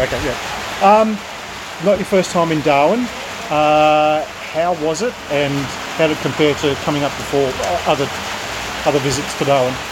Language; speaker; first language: English; native; English